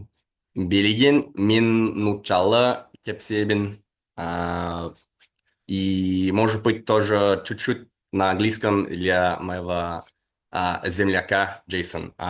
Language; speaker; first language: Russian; non-native, fluent; English